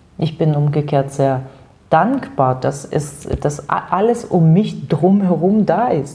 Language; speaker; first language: German; non-native, fluent; Russian